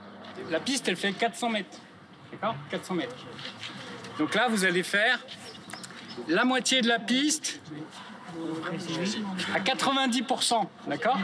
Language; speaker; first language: French; native; French